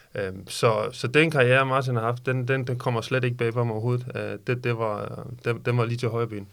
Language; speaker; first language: Danish; native; Danish